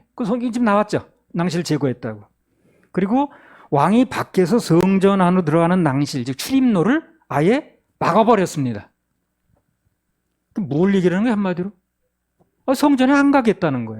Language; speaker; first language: Korean; native; Korean